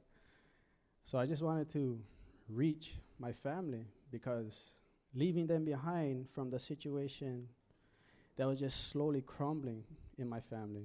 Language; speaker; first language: English; native; English